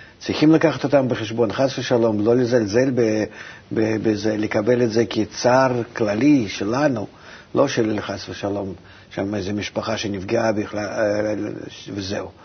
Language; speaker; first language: Hebrew; non-native, fluent; Russian